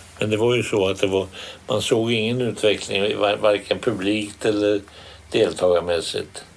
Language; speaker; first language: Swedish; native; Swedish